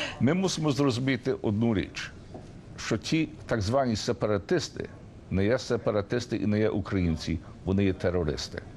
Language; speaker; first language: Ukrainian; early bilingual, heritage; Ukrainian